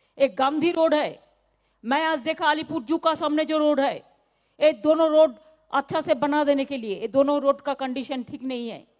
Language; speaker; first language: Hindi; non-native, local second language; Bangla